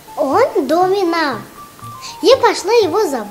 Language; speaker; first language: Russian; non-native, local second language; Tajik